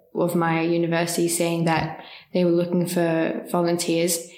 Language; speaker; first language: English; early bilingual, heritage; French